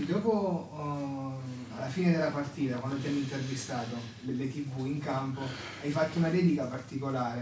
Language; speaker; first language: Italian; native; Italian